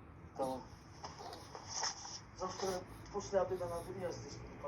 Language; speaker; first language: Russian; non-native, fluent; Armenian